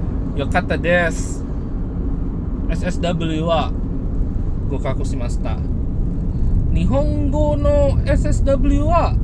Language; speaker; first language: Japanese; non-native, learner; Indonesian